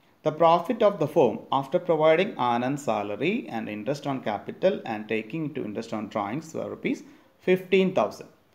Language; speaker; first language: English; non-native, local second language; Malayalam